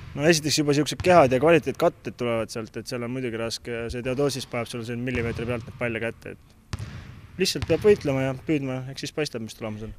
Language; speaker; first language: Estonian; native; Estonian